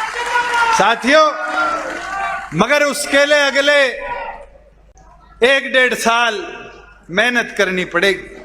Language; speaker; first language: Hindi; native; Hindi